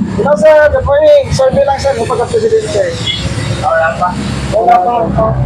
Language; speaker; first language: Filipino; native; Filipino